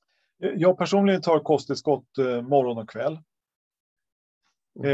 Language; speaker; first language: Swedish; native; Swedish